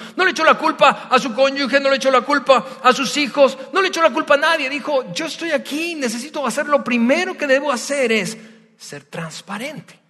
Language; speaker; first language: Spanish; native; Spanish